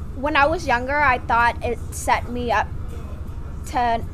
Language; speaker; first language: English; non-native, fluent; Vietnamese